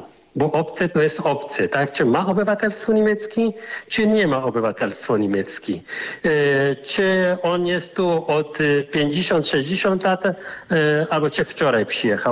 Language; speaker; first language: Polish; non-native, fluent; Arabic